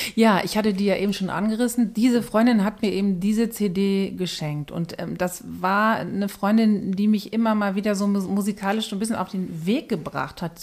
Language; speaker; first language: German; native; German